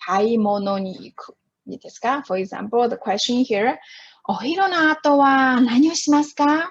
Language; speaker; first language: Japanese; non-native, fluent; Chinese